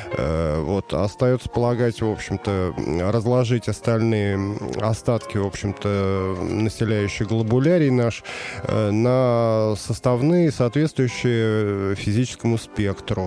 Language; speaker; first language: Russian; native; Russian